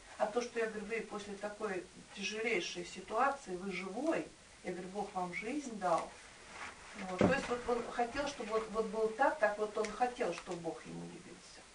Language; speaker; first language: Russian; native; Russian